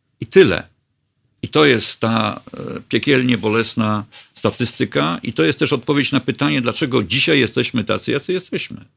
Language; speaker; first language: Polish; native; Polish